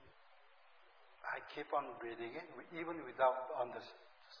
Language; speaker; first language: English; non-native, learner; Korean